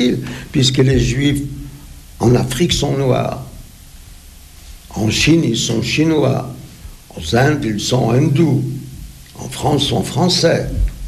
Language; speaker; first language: French; non-native, fluent; Polish